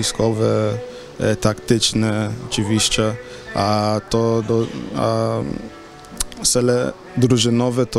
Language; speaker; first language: Polish; non-native, fluent; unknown